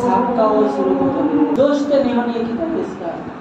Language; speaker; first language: Japanese; non-native, learner; Bangla